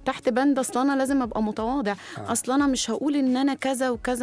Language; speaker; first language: Arabic; native; Arabic